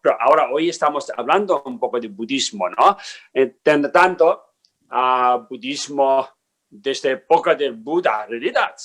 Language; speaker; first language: Spanish; non-native, learner; Tibetan